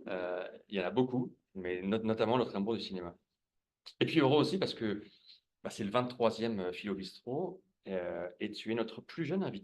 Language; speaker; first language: French; native; French